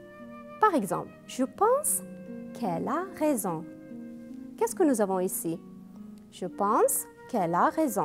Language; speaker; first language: French; non-native, fluent; Arabic